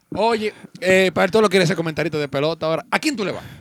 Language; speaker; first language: Spanish; native; Spanish